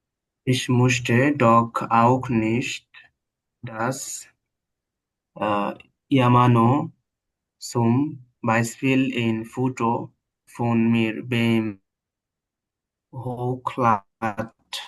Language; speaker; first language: German; non-native, learner; Bangla